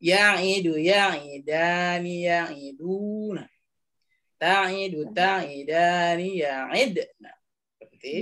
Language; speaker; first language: Arabic; non-native, fluent; Indonesian